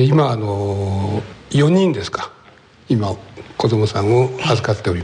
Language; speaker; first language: Japanese; native; Japanese